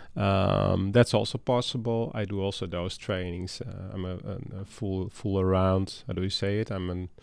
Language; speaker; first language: English; non-native, fluent; Dutch